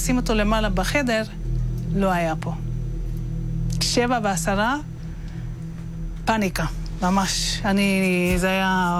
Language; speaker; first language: Hebrew; non-native, fluent; Norwegian